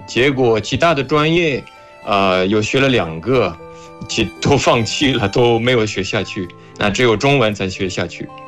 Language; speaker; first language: Chinese; non-native, fluent; French